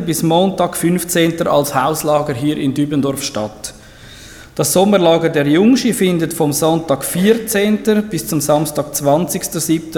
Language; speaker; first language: German; native; German